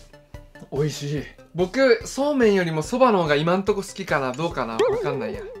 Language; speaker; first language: Japanese; native; Japanese